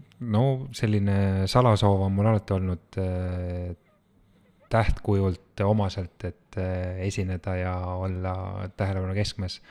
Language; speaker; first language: Estonian; native; Estonian